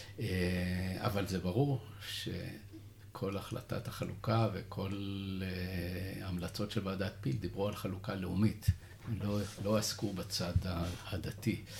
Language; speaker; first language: Hebrew; native; Hebrew